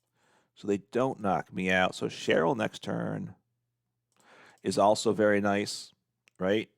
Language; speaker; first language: English; native; English